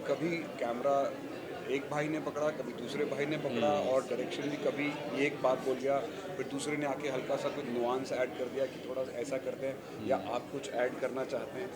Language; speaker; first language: Hindi; native; Hindi